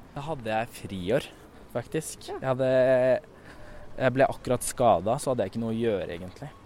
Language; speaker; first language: Norwegian; native; Norwegian